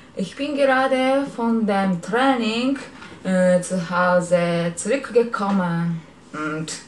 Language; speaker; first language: German; non-native, learner; Japanese